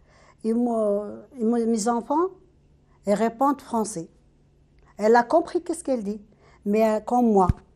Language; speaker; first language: French; non-native, learner; Arabic